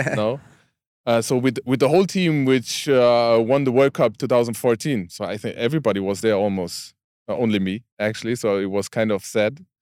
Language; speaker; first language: English; non-native, fluent; German